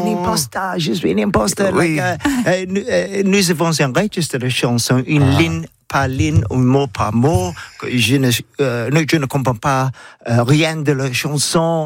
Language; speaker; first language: French; non-native, learner; English